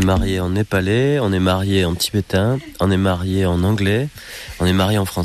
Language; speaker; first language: French; native; French